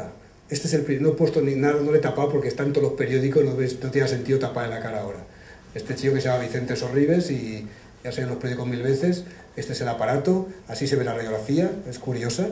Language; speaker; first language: Spanish; native; Spanish